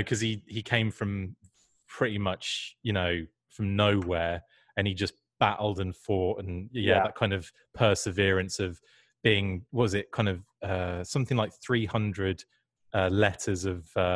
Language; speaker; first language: English; native; English